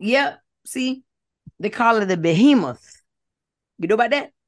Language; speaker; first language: English; native; English